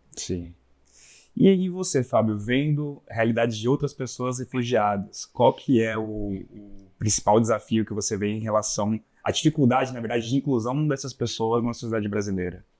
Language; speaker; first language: Portuguese; native; Portuguese